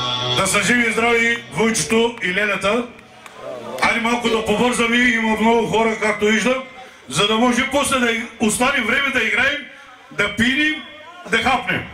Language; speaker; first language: Bulgarian; non-native, local second language; Turkish